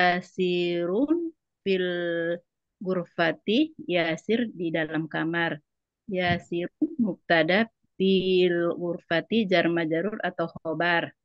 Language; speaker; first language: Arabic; non-native, learner; Malay